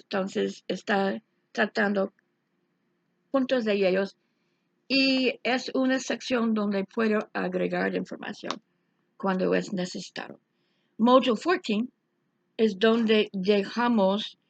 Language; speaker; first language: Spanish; non-native, fluent; English